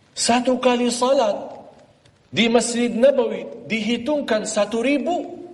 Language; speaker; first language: Malay; non-native, fluent; Arabic